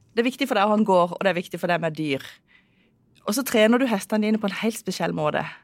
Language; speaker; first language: Norwegian; native; Norwegian